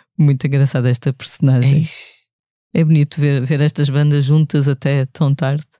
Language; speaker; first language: Portuguese; native; Portuguese